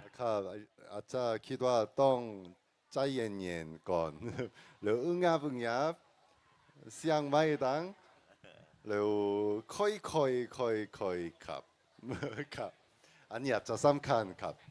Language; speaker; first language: Thai; non-native, learner; Korean